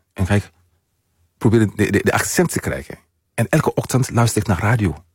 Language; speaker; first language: Dutch; non-native, fluent; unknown